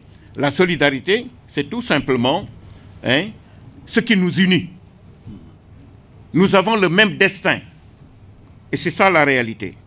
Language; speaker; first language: French; non-native, local second language; Wolof